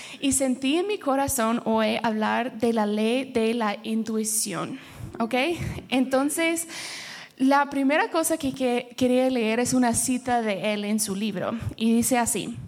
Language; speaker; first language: Spanish; early bilingual, heritage; Spanish